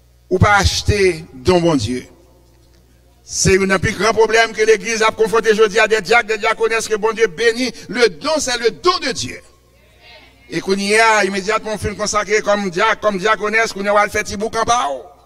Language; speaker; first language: French; native; French